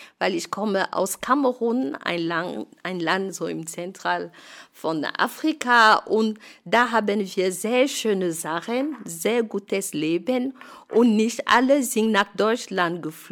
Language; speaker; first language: German; non-native, fluent; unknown